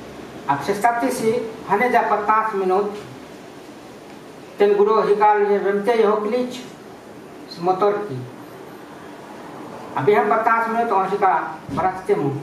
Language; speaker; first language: Czech; non-native, fluent; Ukrainian